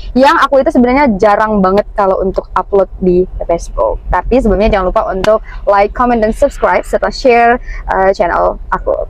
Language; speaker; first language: Indonesian; native; Indonesian